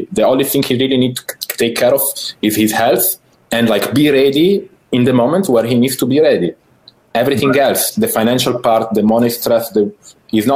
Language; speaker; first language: English; non-native, fluent; Italian